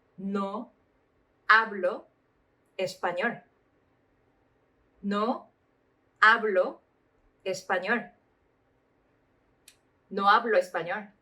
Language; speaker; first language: Spanish; non-native, fluent; Korean